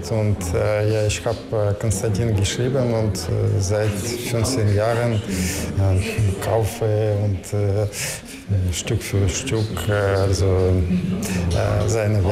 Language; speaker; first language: German; non-native, learner; Russian